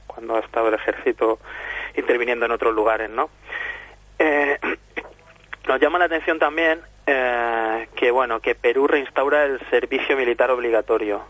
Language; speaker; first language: Spanish; native; Spanish